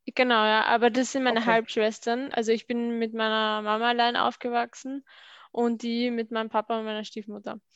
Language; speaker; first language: German; native; German